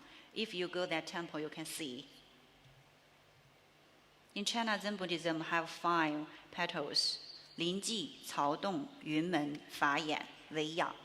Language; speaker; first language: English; non-native, learner; Chinese